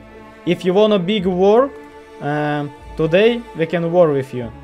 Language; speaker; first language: English; non-native, learner; Russian